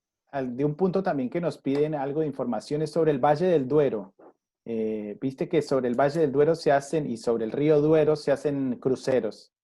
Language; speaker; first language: Spanish; native; Spanish